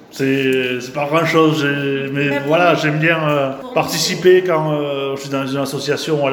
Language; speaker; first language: French; native; French